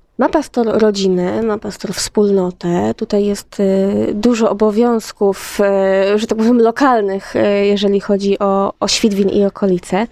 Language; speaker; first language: Polish; native; Polish